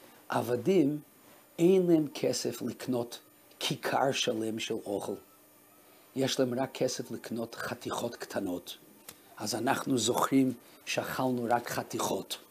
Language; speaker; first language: Hebrew; non-native, fluent; Russian